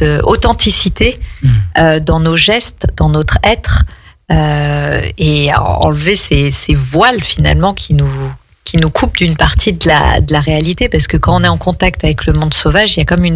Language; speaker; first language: French; native; French